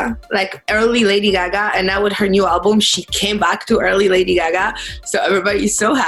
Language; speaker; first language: English; non-native, fluent; Polish